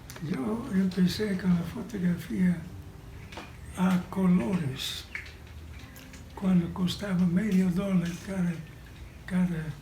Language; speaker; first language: Spanish; non-native, fluent; English